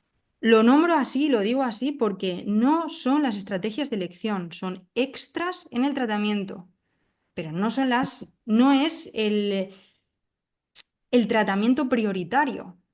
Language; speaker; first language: Spanish; native; Spanish